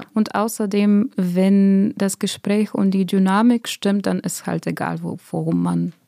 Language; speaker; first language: German; non-native, fluent; Bulgarian